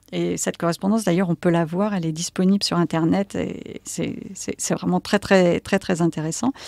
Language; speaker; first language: French; native; French